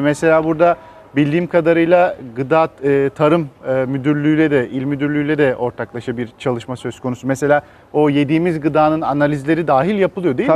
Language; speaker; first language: Turkish; native; Turkish